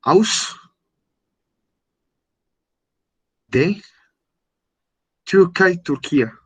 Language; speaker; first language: German; non-native, learner; Spanish